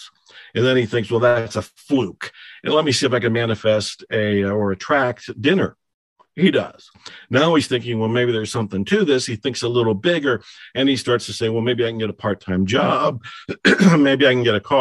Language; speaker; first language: English; native; English